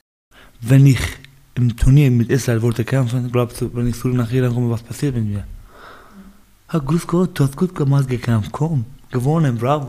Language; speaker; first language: German; non-native, learner; Persian